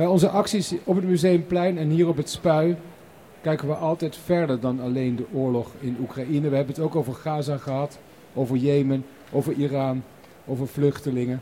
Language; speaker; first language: Dutch; native; Dutch